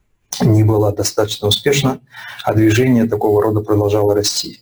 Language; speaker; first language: Russian; native; Russian